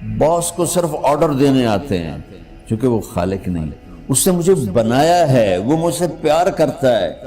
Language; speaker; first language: Urdu; non-native, local second language; Punjabi